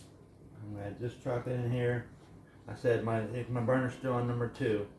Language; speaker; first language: English; native; English